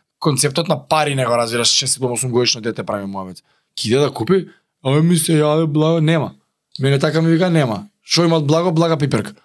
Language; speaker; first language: Macedonian; native; Macedonian